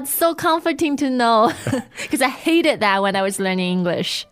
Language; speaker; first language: English; non-native, fluent; Chinese